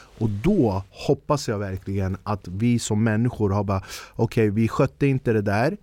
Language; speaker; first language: Swedish; early bilingual, other home language; Kurdish